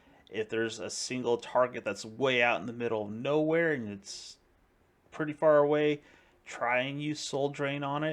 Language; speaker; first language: English; native; English